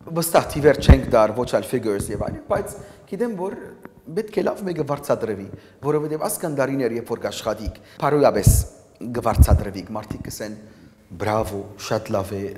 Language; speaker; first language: Armenian; early bilingual, heritage; Armenian